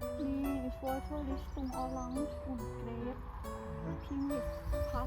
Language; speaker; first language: German; non-native, learner; Thai